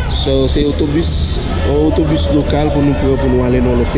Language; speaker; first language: Spanish; non-native, learner; Haitian Creole